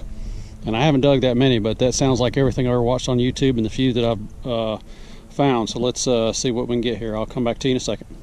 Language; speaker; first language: English; native; English